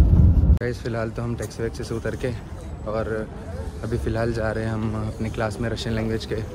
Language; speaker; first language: Hindi; native; Hindi